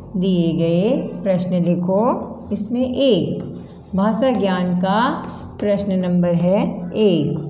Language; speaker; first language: Hindi; native; Hindi